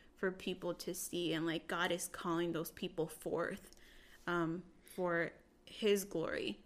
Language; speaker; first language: English; early bilingual, other home language; Spanish